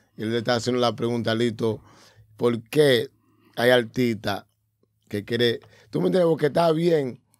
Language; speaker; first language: Spanish; early bilingual, heritage; Spanish